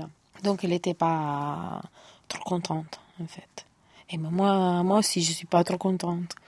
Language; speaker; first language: French; non-native, fluent; Italian